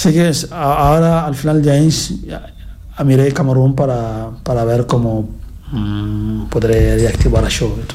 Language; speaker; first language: Catalan; non-native, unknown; Fula